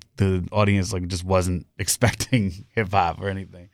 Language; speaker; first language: English; native; English